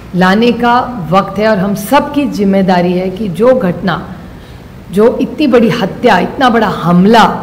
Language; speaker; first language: Hindi; non-native, local second language; Marathi